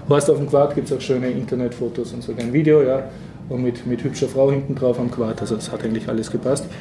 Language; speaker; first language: German; native; German